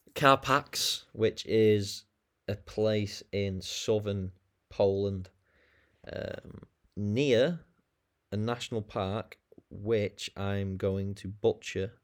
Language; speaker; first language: English; native; English